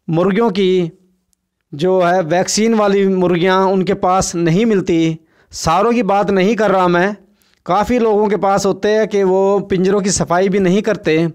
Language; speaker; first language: Urdu; non-native, local second language; Saraiki